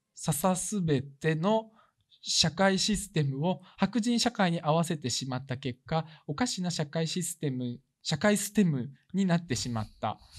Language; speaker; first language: Japanese; early bilingual, other home language; Russian